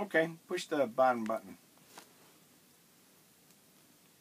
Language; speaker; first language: English; native; English